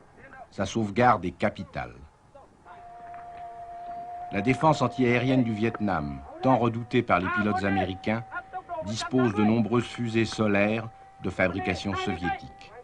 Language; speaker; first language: French; native; French